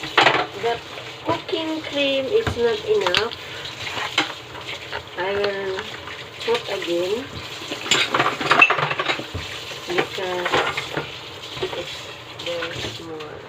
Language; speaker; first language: English; non-native, learner; Filipino